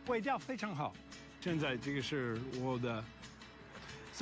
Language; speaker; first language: Chinese; non-native, learner; English